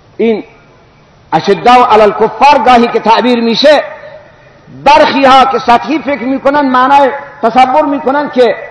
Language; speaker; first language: Persian; non-native, local second language; Baluchi